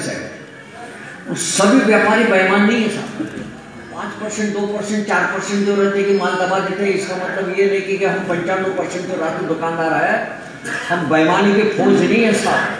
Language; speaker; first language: Hindi; non-native, local second language; Marathi